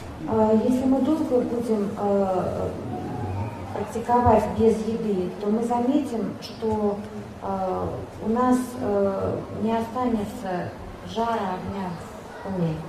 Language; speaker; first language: Russian; native; Russian